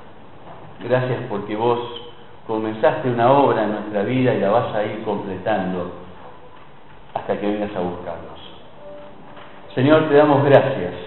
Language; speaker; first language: Spanish; native; Spanish